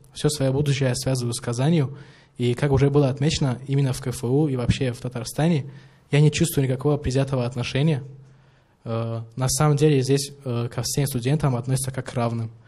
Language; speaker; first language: Russian; non-native, local second language; Tajik